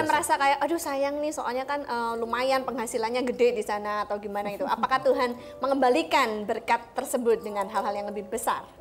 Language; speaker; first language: Indonesian; native; Indonesian